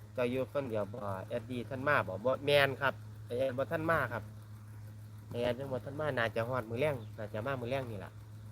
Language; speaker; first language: Thai; native; Thai